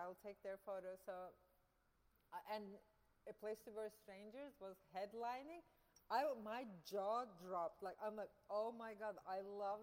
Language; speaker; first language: English; non-native, fluent; Turkish